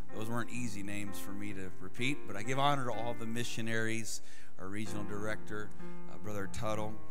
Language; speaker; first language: English; native; English